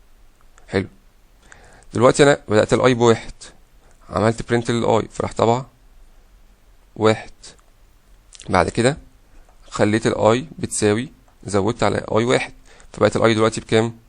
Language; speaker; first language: Arabic; native; Arabic